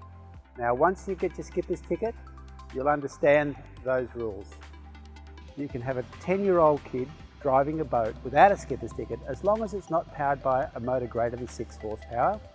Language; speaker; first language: English; native; English